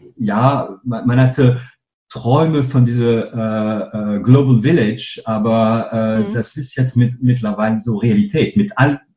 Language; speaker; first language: German; non-native, fluent; French